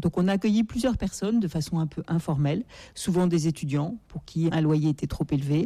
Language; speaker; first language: French; native; French